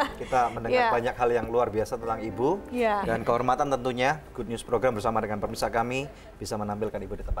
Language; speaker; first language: Indonesian; native; Indonesian